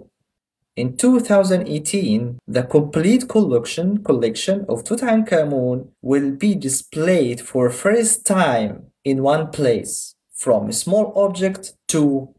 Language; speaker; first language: English; non-native, fluent; Arabic